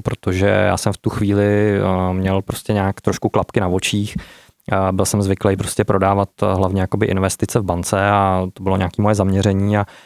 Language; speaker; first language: Czech; native; Czech